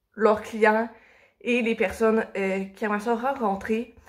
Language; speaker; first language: French; native; French